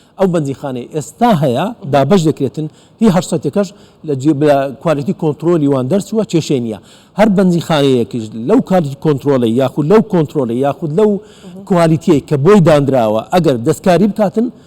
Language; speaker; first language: Central Kurdish; native; Central Kurdish